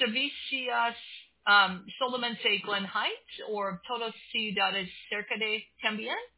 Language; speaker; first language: Spanish; non-native, learner; English